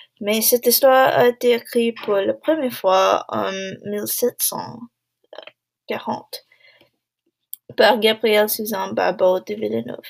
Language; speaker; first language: French; non-native, learner; English